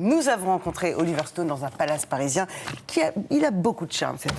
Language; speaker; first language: French; native; French